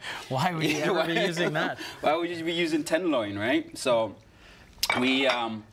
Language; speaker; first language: English; native; English